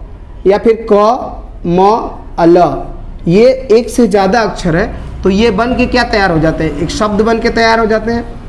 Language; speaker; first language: Hindi; native; Hindi